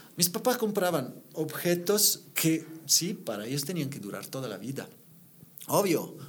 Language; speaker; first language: Spanish; non-native, fluent; Italian